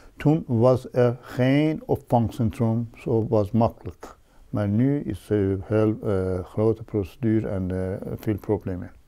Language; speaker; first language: Dutch; non-native, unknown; Persian